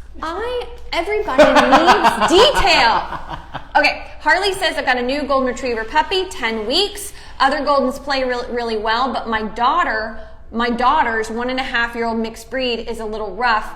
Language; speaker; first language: English; native; English